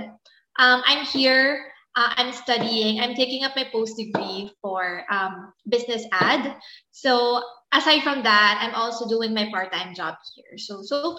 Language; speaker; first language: English; non-native, local second language; Filipino